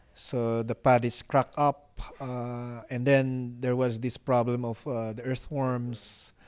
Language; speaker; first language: English; non-native, local second language; Filipino